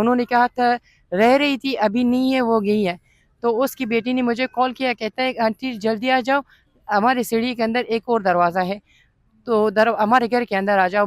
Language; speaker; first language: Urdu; non-native, fluent; Persian